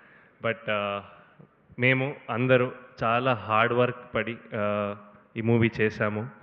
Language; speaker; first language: Telugu; non-native, learner; Kannada